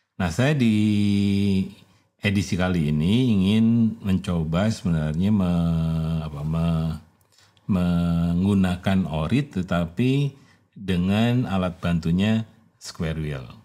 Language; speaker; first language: Indonesian; native; Indonesian